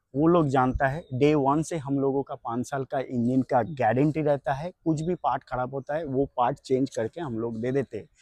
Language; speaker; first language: Hindi; non-native, local second language; Bangla